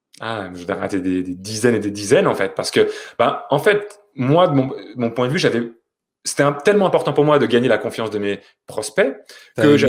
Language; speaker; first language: French; native; French